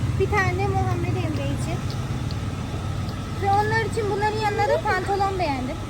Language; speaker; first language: Turkish; non-native, fluent; Urdu